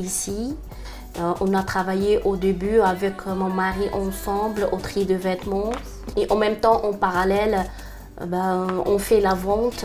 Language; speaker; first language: French; non-native, local second language; Arabic